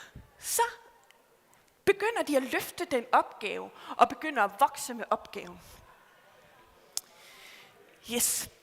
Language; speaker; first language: Danish; native; Danish